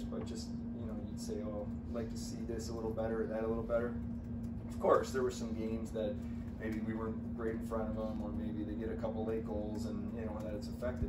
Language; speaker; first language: English; native; English